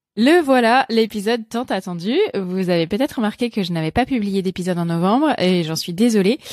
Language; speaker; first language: French; native; French